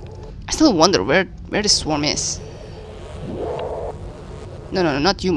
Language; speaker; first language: English; non-native, fluent; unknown